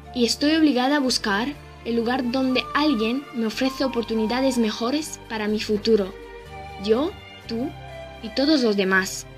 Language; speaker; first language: Spanish; non-native, fluent; Romanian